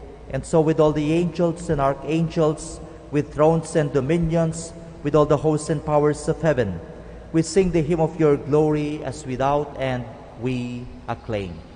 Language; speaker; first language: English; non-native, local second language; Filipino